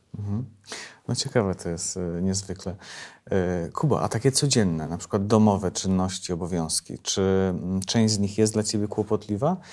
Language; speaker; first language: Polish; native; Polish